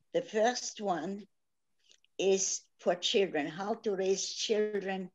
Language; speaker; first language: English; early bilingual, other home language; German